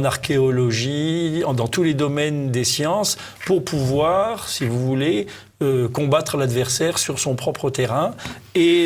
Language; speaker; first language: French; native; French